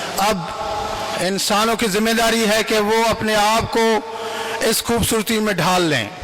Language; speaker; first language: Urdu; non-native, local second language; Sindhi